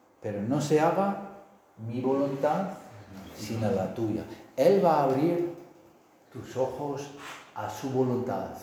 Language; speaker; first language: Spanish; non-native, fluent; English